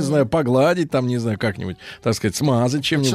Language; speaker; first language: Russian; native; Russian